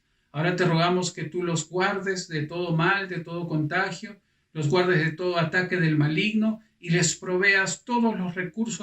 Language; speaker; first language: Spanish; native; Spanish